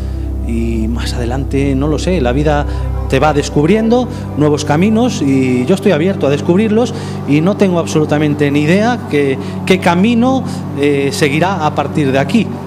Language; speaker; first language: Spanish; native; Spanish